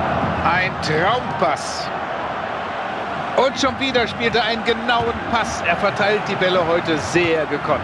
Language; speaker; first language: German; native; German